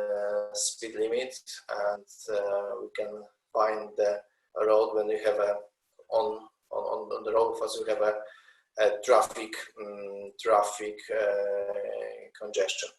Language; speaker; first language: English; non-native, learner; Polish